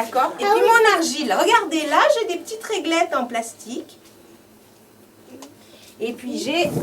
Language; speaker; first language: French; native; French